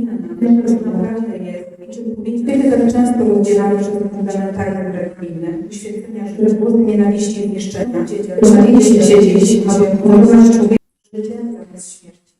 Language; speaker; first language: Polish; native; Polish